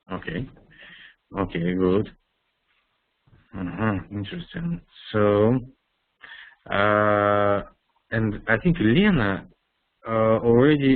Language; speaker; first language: English; non-native, fluent; Russian